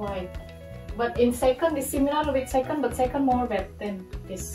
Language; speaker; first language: English; non-native, learner; Indonesian